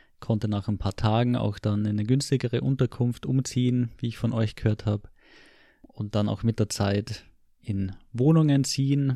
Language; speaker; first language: German; native; German